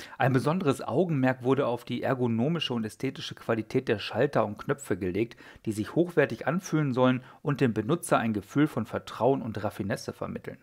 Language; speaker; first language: German; native; German